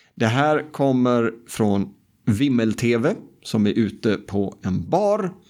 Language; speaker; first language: Swedish; native; Swedish